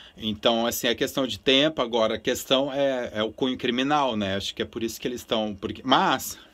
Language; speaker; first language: Portuguese; early bilingual, other home language; Spanish